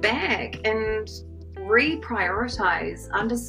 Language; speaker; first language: English; native; English